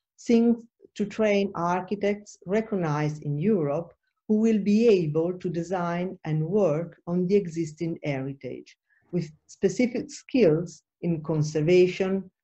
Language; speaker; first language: English; non-native, fluent; Italian